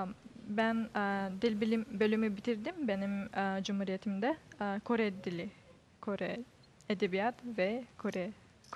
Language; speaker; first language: Turkish; non-native, learner; Yakut